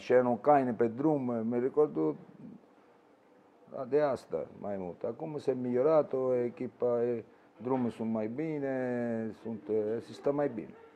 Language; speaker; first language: Romanian; non-native, learner; Italian